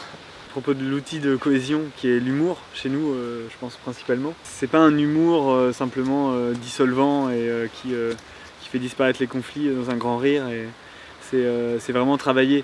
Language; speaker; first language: French; native; French